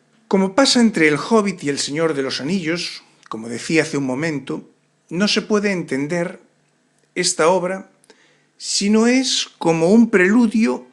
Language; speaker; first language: Spanish; native; Spanish